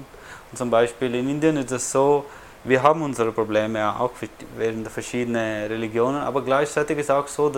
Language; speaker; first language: German; non-native, fluent; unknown